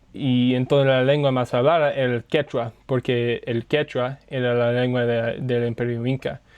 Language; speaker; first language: Spanish; non-native, learner; English